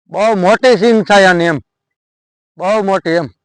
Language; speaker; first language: Gujarati; native; Gujarati